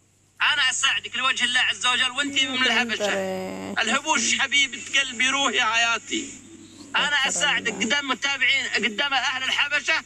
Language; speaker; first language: Arabic; native; Arabic